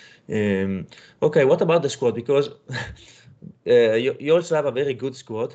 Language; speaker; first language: English; non-native, fluent; Italian